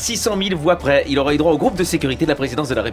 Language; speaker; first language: French; native; French